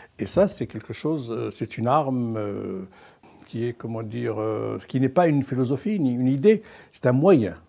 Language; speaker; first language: French; non-native, local second language; Arabic